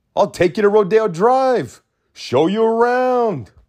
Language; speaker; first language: English; native; English